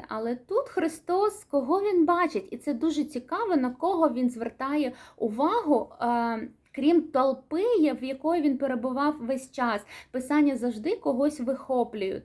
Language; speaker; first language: Ukrainian; non-native, local second language; Russian